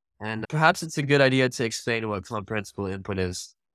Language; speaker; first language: English; early bilingual, other home language; Dutch